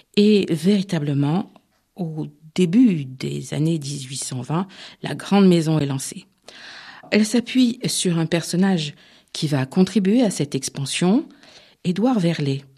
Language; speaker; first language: French; native; French